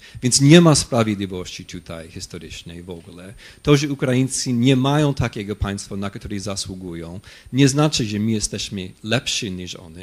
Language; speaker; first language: Polish; non-native, fluent; English